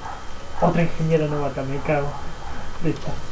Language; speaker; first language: Spanish; native; Spanish